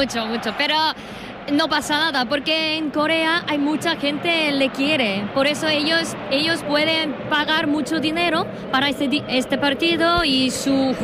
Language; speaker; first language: Spanish; non-native, learner; Korean